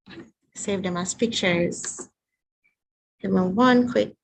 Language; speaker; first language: English; native; English